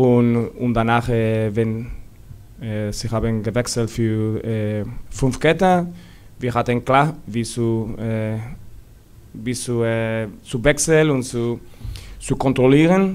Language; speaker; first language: German; non-native, learner; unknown